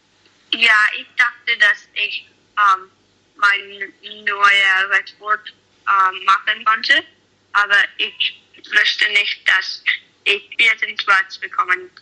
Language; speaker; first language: German; non-native, learner; English